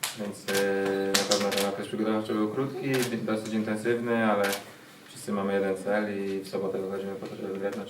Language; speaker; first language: Polish; native; Polish